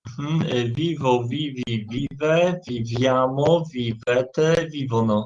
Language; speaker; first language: Italian; non-native, learner; Polish